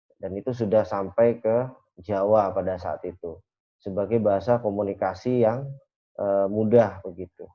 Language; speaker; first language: Indonesian; native; Indonesian